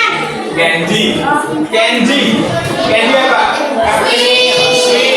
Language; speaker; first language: English; non-native, fluent; Indonesian